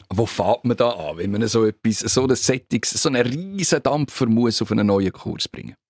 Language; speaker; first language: German; native; German